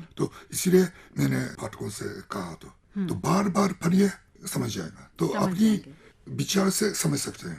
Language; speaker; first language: Hindi; non-native, fluent; Japanese